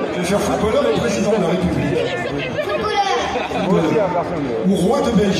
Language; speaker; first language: French; native; French